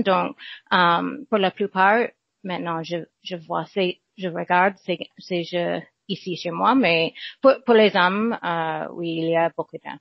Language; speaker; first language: French; non-native, learner; English